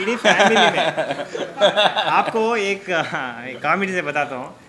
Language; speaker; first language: Hindi; non-native, local second language; Kannada